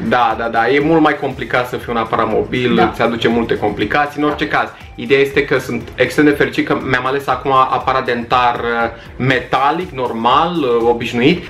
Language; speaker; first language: Romanian; native; Romanian